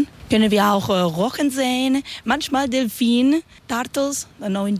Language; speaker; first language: German; non-native, learner; Spanish